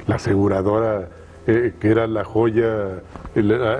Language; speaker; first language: Spanish; native; Spanish